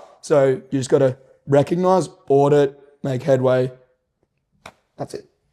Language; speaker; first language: English; native; English